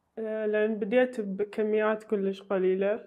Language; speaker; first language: Arabic; native; Arabic